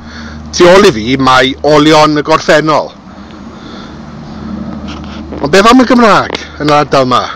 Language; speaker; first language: Welsh; non-native, local second language; English